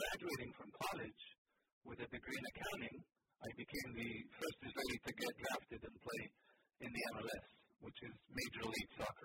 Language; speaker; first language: English; non-native, fluent; Hebrew